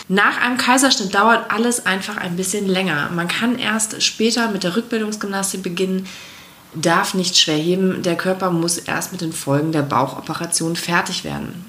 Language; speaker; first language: German; native; German